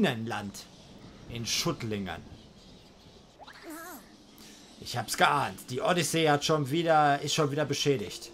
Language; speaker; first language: German; native; German